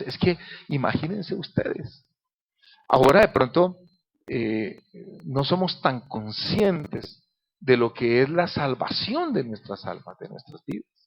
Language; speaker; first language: Spanish; native; Spanish